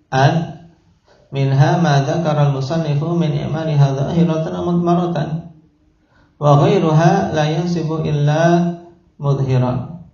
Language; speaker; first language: Arabic; non-native, fluent; Indonesian